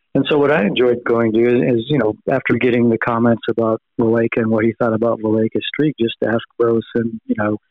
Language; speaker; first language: English; native; English